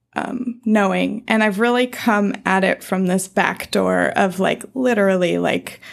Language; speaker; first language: English; native; English